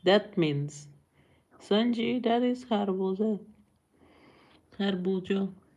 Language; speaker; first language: English; non-native, learner; Persian